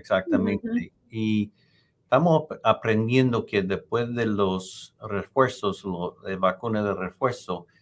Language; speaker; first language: Spanish; non-native, fluent; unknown